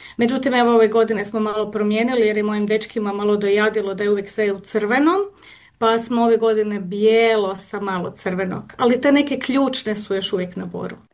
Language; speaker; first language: Croatian; native; Croatian